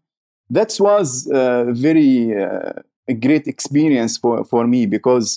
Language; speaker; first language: English; non-native, learner; Arabic